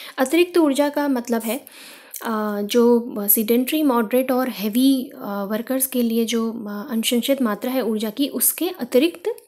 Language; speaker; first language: Hindi; native; Hindi